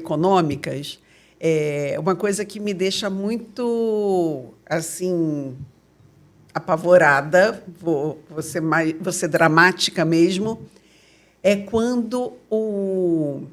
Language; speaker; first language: Portuguese; native; Portuguese